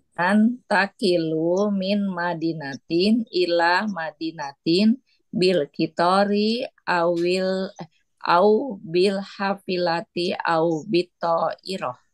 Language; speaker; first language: Arabic; non-native, learner; Indonesian